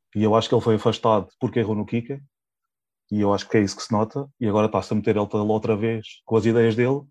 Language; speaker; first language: Portuguese; native; Portuguese